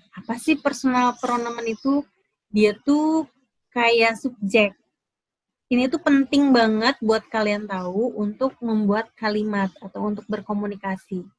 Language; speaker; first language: Indonesian; native; Indonesian